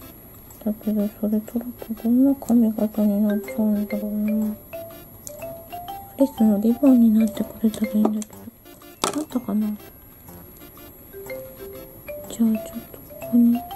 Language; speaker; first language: Japanese; native; Japanese